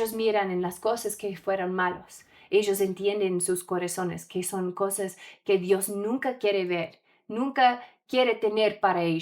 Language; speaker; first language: Spanish; non-native, learner; English